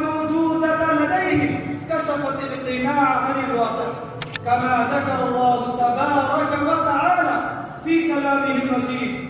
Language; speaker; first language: Arabic; non-native, learner; Urdu